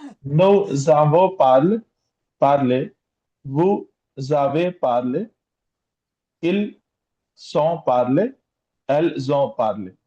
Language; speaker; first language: French; non-native, learner; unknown